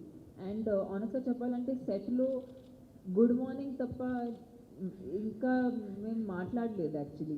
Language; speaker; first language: Telugu; non-native, local second language; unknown